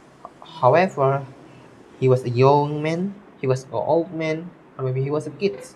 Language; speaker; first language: English; non-native, learner; Indonesian